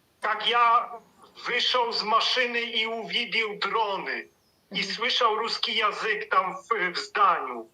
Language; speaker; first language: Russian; non-native, learner; Polish